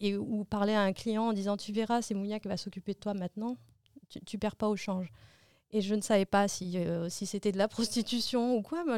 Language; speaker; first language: French; early bilingual, other home language; Arabic